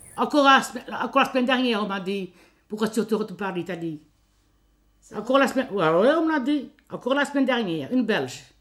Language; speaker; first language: French; early bilingual, other home language; Italian